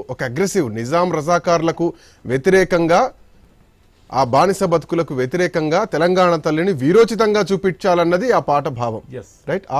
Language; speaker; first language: Telugu; native; Telugu